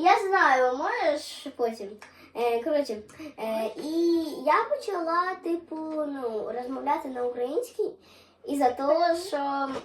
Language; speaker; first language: Ukrainian; non-native, local second language; Russian